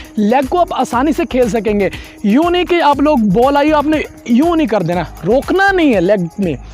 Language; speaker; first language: Urdu; non-native, local second language; Punjabi